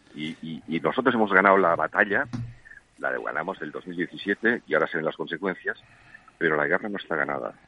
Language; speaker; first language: Spanish; non-native, local second language; Catalan